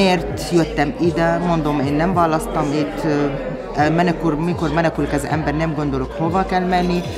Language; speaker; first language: Hungarian; non-native, learner; Arabic